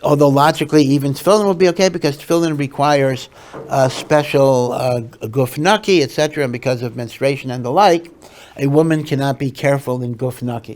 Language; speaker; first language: English; native; English